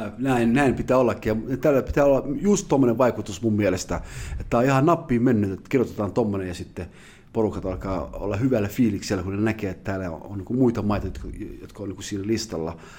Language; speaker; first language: Finnish; early bilingual, other home language; Somali